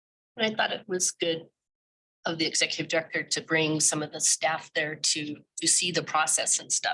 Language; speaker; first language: English; native; English